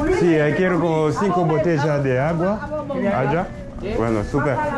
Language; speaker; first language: Spanish; non-native, learner; French